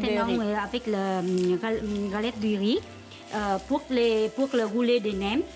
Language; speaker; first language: French; non-native, learner; Vietnamese